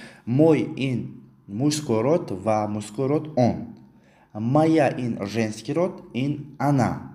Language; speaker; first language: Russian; non-native, fluent; Tajik